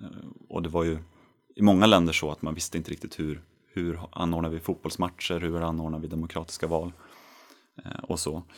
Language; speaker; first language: Swedish; native; Swedish